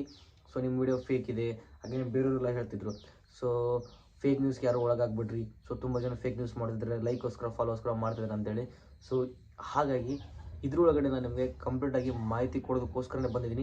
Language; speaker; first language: Kannada; native; Kannada